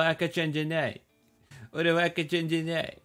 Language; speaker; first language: Japanese; non-native, learner; English